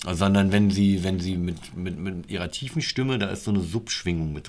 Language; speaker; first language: German; native; German